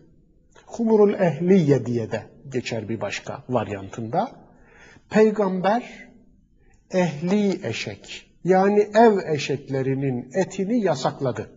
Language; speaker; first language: Turkish; native; Turkish